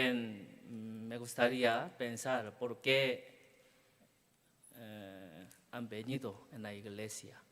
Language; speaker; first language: Spanish; non-native, learner; Korean